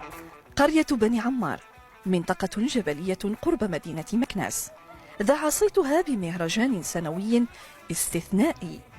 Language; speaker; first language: Arabic; native; Arabic